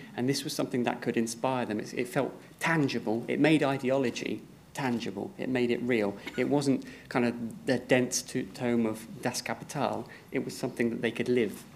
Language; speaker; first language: English; native; English